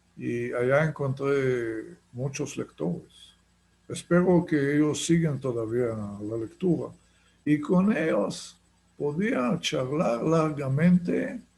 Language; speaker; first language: Spanish; non-native, fluent; Hebrew